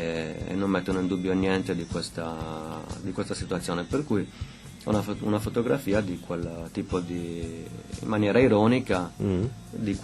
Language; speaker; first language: Italian; native; Italian